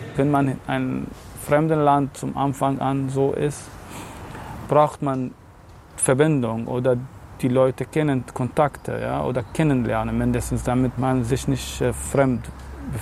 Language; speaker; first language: German; non-native, fluent; Arabic